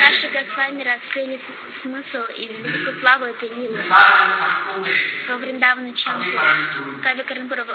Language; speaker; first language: Russian; native; Russian